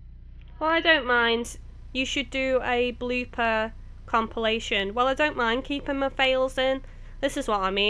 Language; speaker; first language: English; native; English